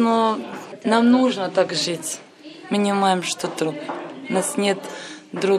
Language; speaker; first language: Russian; non-native, learner; Serbian